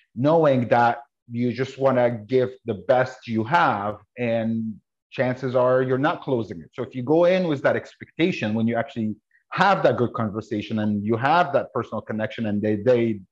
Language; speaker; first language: English; non-native, fluent; Arabic